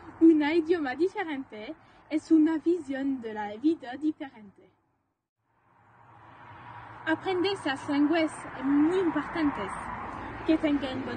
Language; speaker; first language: Spanish; non-native, learner; French